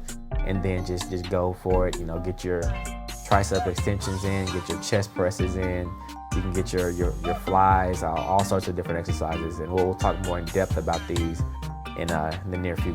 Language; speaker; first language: English; native; English